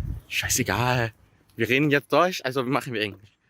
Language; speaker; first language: German; early bilingual, other home language; Vietnamese